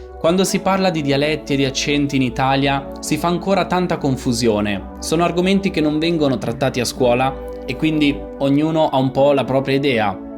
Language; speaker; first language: Italian; native; Italian